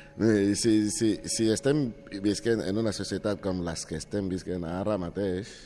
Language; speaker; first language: Catalan; non-native, fluent; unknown